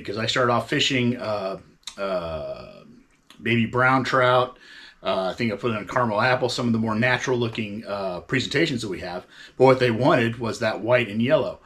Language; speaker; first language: English; native; English